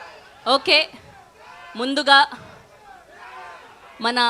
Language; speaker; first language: Telugu; native; Telugu